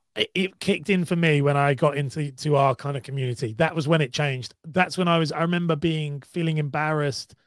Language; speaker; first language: English; native; English